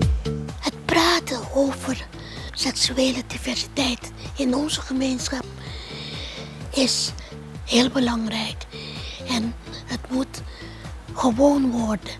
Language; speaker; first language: Dutch; non-native, local second language; Papiamento